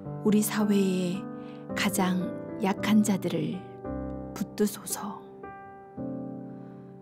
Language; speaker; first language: Korean; native; Korean